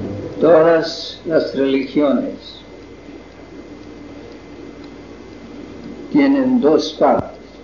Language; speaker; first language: Spanish; non-native, fluent; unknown